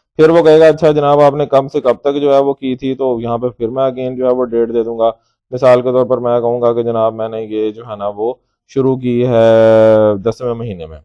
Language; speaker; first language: Urdu; native; Urdu